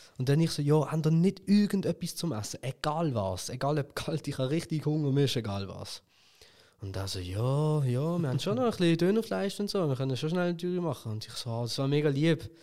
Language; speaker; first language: German; early bilingual, other home language; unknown